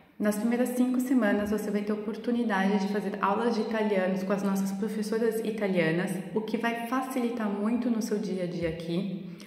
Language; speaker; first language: Portuguese; native; Portuguese